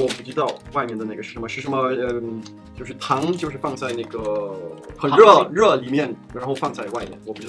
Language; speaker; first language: Chinese; non-native, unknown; Danish